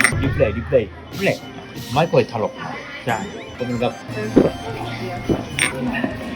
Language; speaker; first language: Thai; non-native, learner; Japanese